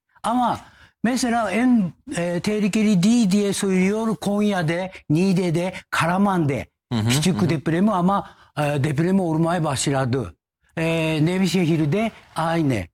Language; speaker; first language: Turkish; non-native, fluent; Japanese